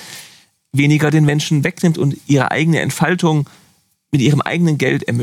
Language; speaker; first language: German; native; German